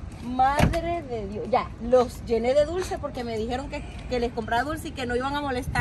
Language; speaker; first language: Spanish; native; Spanish